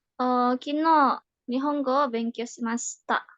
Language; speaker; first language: Japanese; non-native, learner; Indonesian